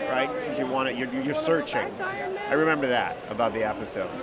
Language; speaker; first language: English; non-native, fluent; French